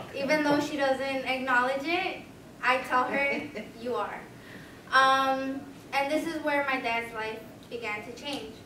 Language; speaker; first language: English; native; English